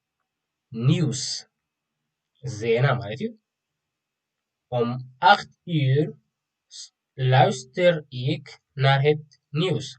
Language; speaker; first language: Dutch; non-native, fluent; Tigrinya